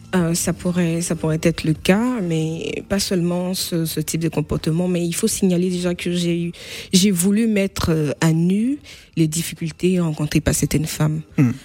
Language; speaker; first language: French; native; French